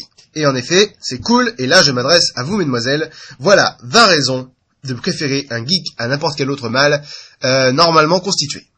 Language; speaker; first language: French; native; French